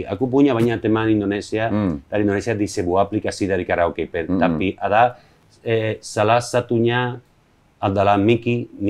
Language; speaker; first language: Indonesian; non-native, learner; Spanish